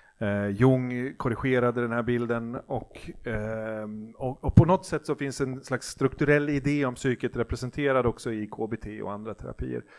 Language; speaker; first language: Swedish; native; Swedish